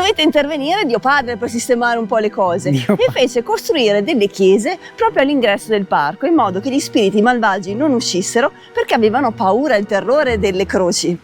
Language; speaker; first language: Italian; native; Italian